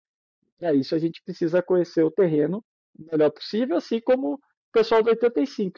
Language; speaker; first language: Portuguese; native; Portuguese